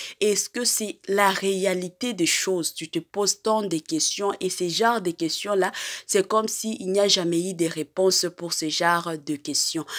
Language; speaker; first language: French; non-native, local second language; Lingala